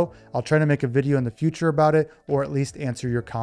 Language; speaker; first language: English; native; English